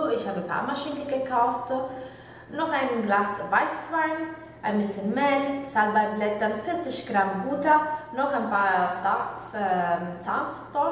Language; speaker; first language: German; non-native, learner; Italian